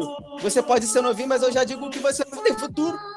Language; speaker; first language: Portuguese; native; Portuguese